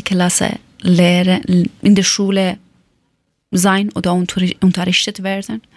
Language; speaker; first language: German; non-native, learner; Persian